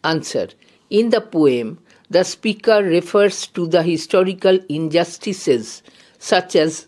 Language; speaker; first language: English; non-native, local second language; Bangla